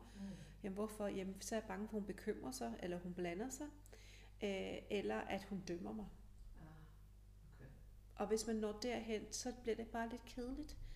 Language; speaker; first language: Danish; early bilingual, other home language; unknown